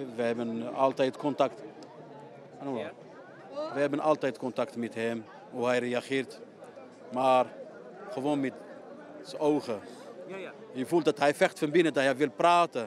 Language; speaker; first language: Dutch; non-native, learner; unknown